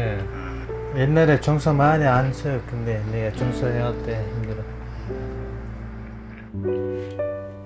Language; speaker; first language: Korean; non-native, learner; Kyrgyz